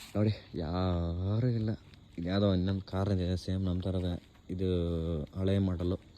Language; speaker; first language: Kannada; non-native, local second language; Telugu